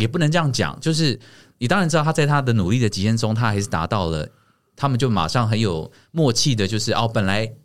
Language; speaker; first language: Chinese; native; Chinese